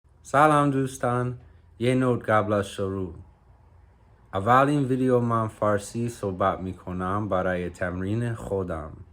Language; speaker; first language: Persian; non-native, fluent; English